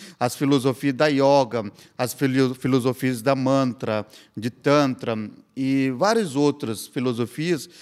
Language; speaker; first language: Portuguese; non-native, fluent; Hindi